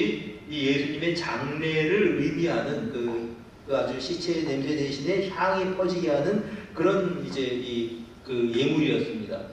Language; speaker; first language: Korean; native; Korean